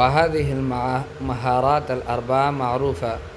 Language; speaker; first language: Arabic; non-native, fluent; Urdu